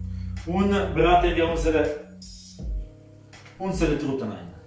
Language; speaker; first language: German; non-native, fluent; Italian